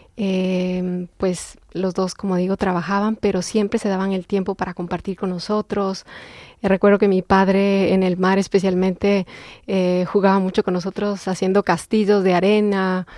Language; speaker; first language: Spanish; native; Spanish